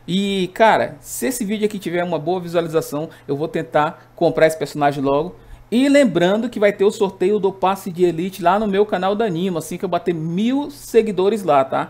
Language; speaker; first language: Portuguese; native; Portuguese